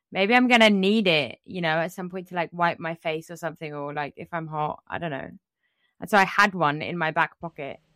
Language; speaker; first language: English; native; English